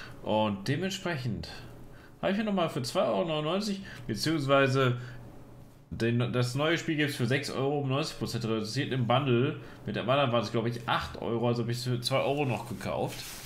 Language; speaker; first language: German; native; German